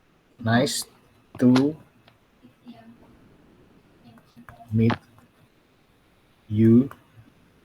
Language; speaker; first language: English; non-native, fluent; Indonesian